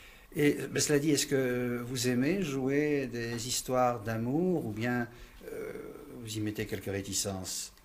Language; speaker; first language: French; native; French